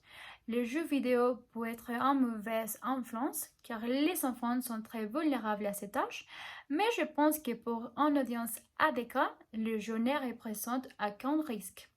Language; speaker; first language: French; non-native, learner; Spanish